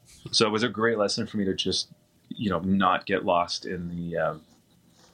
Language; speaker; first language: English; native; English